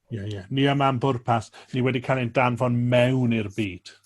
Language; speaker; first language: Welsh; native; Welsh